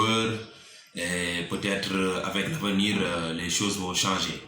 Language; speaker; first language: French; non-native, local second language; Wolof